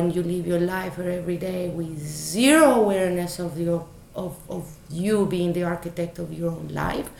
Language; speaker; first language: English; non-native, fluent; Spanish